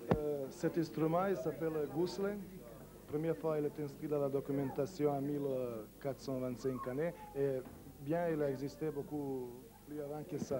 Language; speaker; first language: French; non-native, learner; Serbian